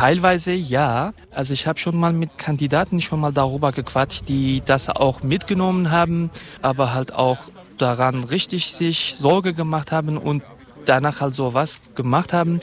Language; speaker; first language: German; non-native, fluent; Kurdish